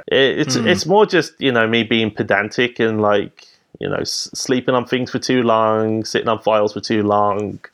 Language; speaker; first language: English; native; English